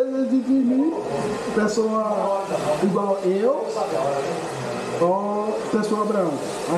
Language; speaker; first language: Portuguese; non-native, fluent; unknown